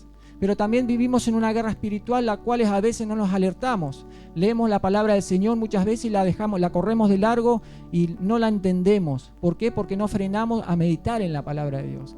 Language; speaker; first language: Spanish; native; Spanish